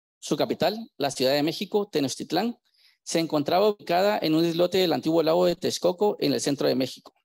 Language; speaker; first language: Spanish; native; Spanish